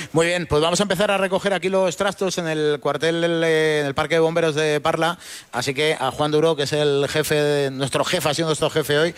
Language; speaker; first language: Spanish; native; Spanish